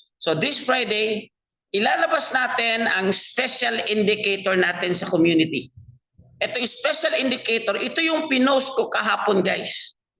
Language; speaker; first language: Filipino; non-native, local second language; Cebuano